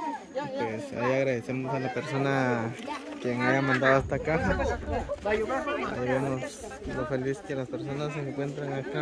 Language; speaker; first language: Spanish; native; Spanish